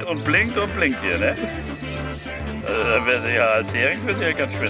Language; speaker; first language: German; native; German